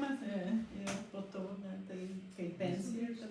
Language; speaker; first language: Lithuanian; non-native, learner; Portuguese